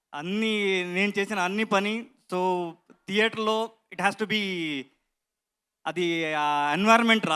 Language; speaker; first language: Telugu; non-native, learner; Kannada